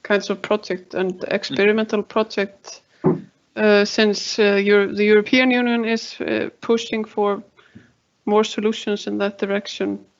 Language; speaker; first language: English; non-native, fluent; Icelandic